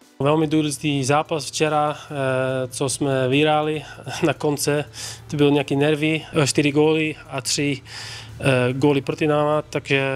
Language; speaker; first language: Czech; non-native, learner; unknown